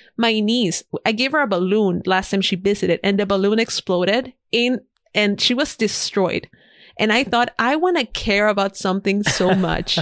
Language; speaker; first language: English; non-native, fluent; Spanish